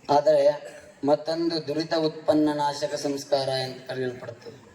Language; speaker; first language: Kannada; non-native, fluent; Telugu